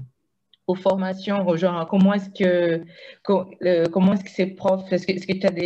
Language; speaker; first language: French; non-native, fluent; Portuguese